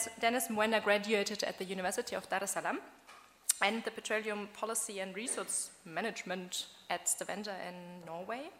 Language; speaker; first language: English; non-native, fluent; German